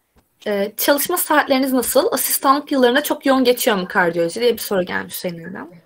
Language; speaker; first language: Turkish; native; Turkish